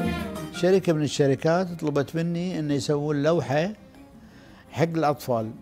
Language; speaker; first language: Arabic; native; Arabic